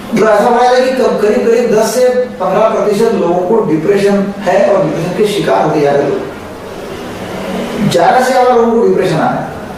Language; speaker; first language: Hindi; non-native, local second language; Marathi